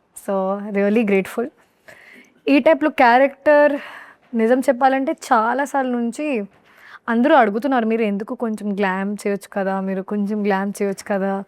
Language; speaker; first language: Telugu; non-native, learner; Hindi